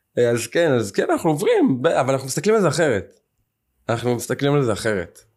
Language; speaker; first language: Hebrew; native; Hebrew